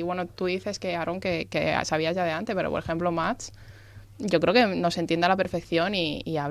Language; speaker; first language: Spanish; native; Spanish